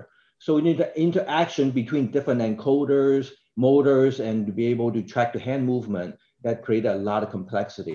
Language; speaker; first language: English; non-native, local second language; Cantonese